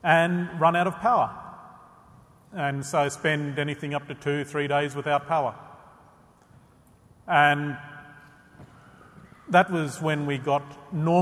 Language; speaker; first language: English; native; English